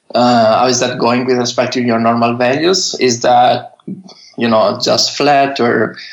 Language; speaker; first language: English; non-native, fluent; Italian